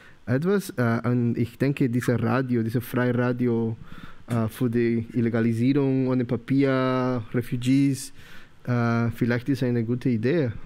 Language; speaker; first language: German; non-native, learner; Spanish